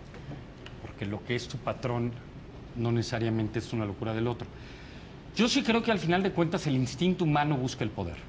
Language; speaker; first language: Spanish; native; Spanish